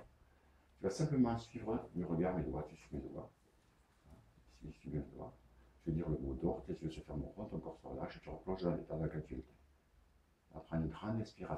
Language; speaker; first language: French; native; French